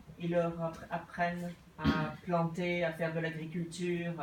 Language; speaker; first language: French; non-native, fluent; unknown